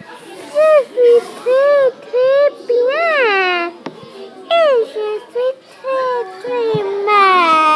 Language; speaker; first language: French; non-native, learner; English